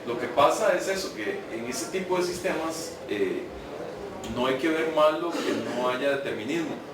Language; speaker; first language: Spanish; native; Spanish